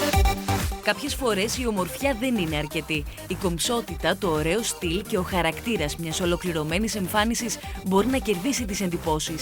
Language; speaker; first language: Greek; native; Greek